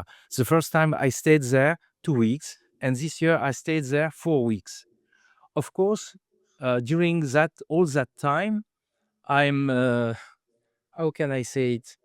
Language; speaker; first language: English; non-native, fluent; French